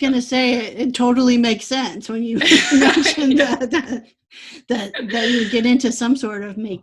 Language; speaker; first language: English; native; English